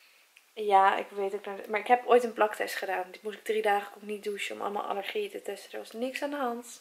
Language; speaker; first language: Dutch; native; Dutch